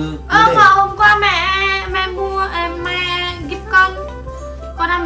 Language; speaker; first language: Vietnamese; non-native, learner; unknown